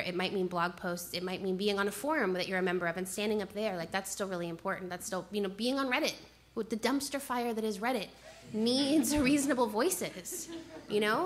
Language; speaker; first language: English; native; English